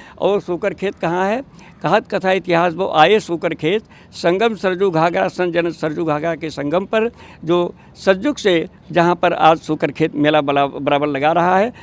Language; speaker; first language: Hindi; native; Hindi